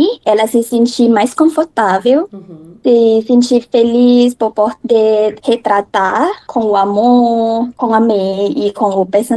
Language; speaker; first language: Portuguese; non-native, learner; Thai